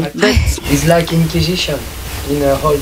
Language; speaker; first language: English; non-native, learner; French